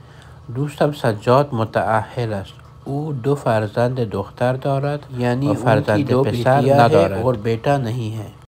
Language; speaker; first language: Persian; non-native, fluent; Urdu